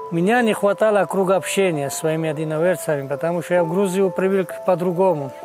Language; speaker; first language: Russian; non-native, local second language; Georgian